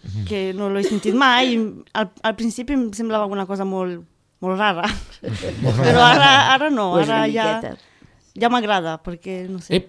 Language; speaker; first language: Catalan; non-native, fluent; Romanian